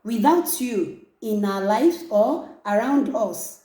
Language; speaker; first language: English; non-native, local second language; Yoruba